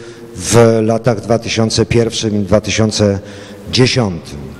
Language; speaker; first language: Polish; native; Polish